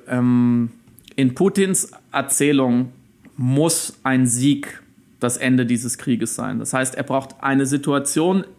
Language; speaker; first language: German; native; German